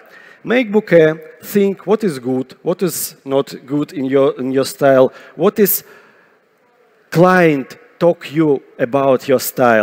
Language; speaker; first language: English; non-native, fluent; Russian